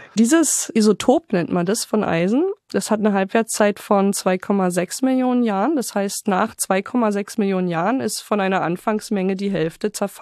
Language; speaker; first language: German; native; German